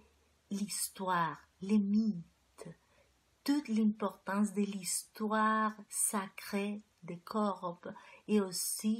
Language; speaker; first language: French; non-native, fluent; Spanish